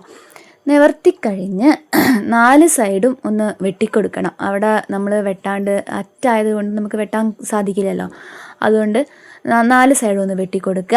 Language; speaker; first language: Malayalam; native; Malayalam